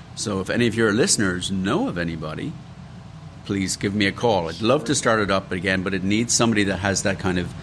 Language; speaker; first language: English; native; English